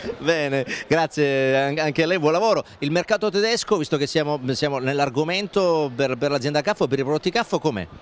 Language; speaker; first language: Italian; native; Italian